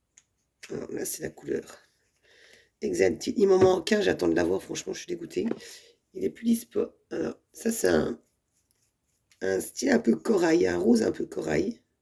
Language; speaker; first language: French; native; French